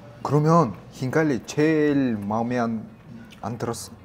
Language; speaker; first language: Korean; non-native, learner; Russian